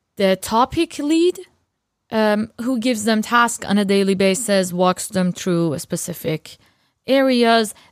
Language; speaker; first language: English; non-native, fluent; Persian